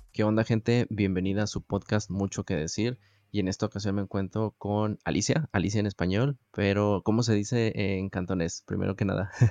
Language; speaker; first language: Spanish; native; Spanish